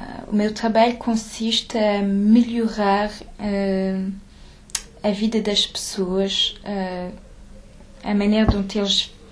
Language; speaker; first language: Portuguese; early bilingual, heritage; French